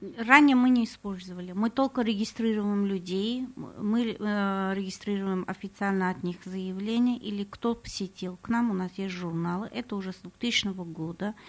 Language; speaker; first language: Russian; non-native, fluent; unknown